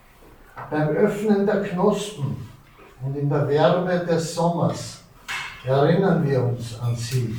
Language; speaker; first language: German; native; German